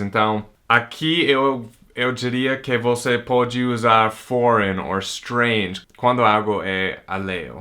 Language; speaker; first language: Portuguese; non-native, fluent; English